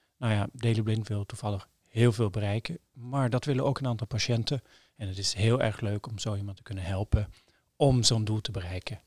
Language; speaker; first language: Dutch; non-native, fluent; Norwegian